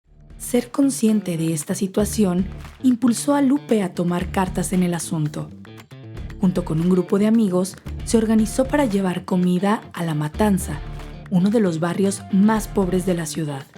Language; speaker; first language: Spanish; native; Spanish